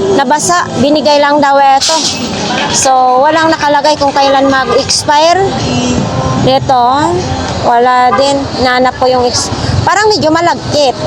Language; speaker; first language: Filipino; non-native, local second language; Cebuano